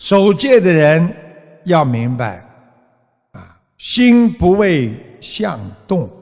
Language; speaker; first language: Chinese; native; Chinese